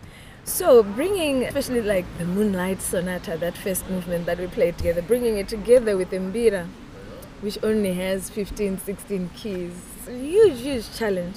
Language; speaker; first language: English; non-native, local second language; Shona